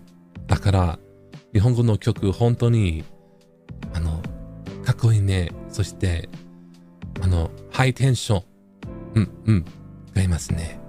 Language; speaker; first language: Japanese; non-native, learner; English